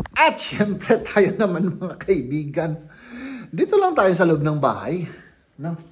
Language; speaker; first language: Filipino; native; Filipino